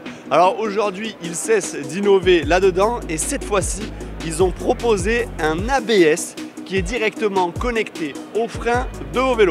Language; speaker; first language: French; native; French